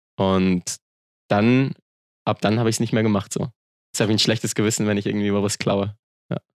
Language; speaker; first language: German; native; German